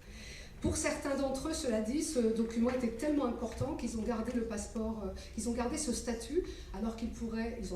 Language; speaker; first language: French; native; French